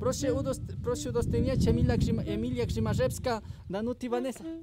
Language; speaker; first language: Polish; non-native, fluent; Spanish